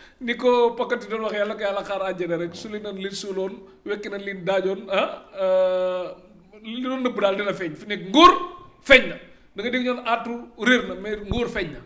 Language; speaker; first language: Wolof; native; Wolof